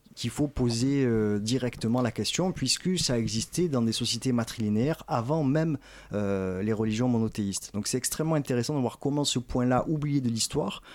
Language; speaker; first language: French; native; French